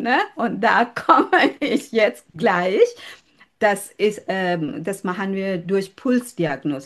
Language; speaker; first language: German; non-native, learner; Sinhala